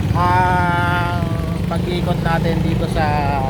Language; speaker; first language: Filipino; native; Filipino